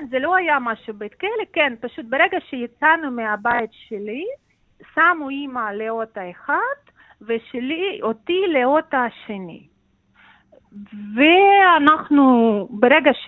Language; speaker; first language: Hebrew; non-native, fluent; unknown